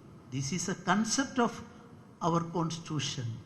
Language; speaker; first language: English; non-native, local second language; Malayalam